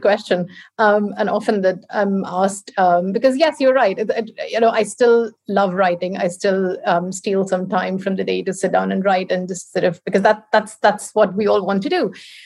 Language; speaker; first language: English; non-native, local second language; Hindi